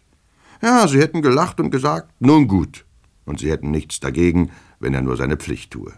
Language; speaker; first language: German; native; German